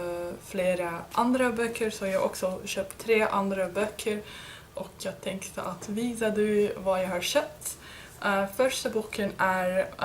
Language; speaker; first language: Swedish; non-native, learner; English